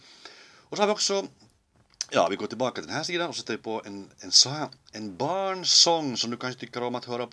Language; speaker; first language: Swedish; native; Swedish